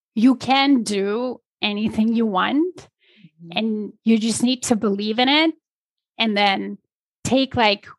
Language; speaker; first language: English; non-native, fluent; Polish